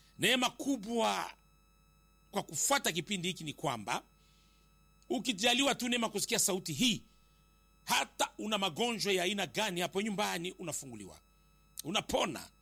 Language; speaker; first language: Swahili; native; Swahili